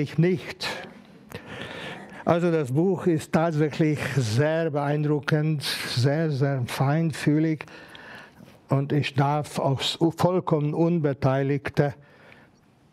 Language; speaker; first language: German; non-native, fluent; Hungarian